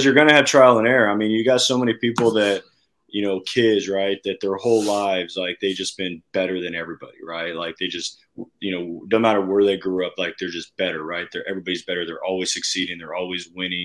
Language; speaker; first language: English; native; English